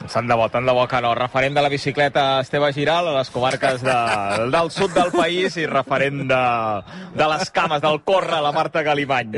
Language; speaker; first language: Catalan; native; Catalan